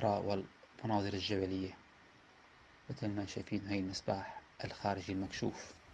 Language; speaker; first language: Arabic; native; Arabic